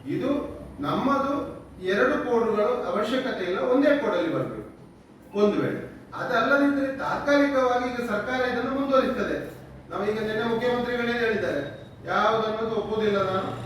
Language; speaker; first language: Kannada; non-native, local second language; Tulu